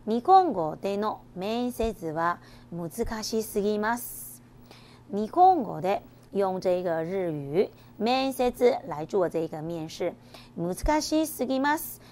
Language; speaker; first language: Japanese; non-native, fluent; Chinese